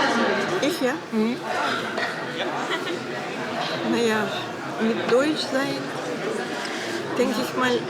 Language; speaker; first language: German; non-native, fluent; Russian